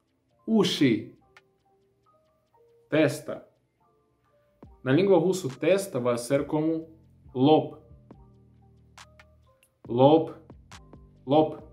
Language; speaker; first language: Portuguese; non-native, learner; Russian